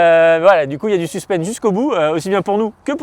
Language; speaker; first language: French; native; French